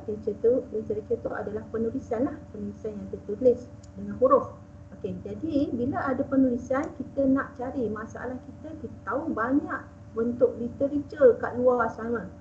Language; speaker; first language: Malay; native; Malay